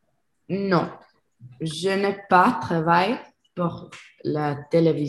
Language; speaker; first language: French; non-native, learner; Spanish